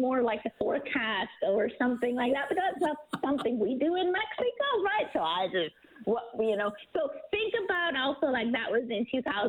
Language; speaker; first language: English; non-native, fluent; German